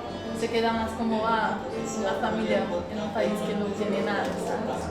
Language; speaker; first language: Spanish; non-native, learner; Portuguese